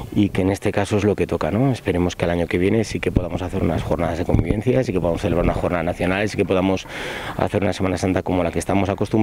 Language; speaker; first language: Spanish; native; Spanish